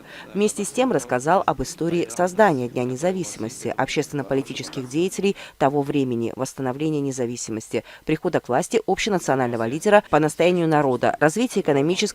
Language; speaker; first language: Russian; native; Russian